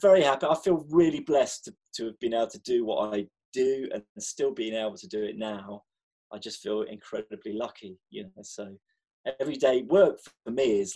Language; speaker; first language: English; native; English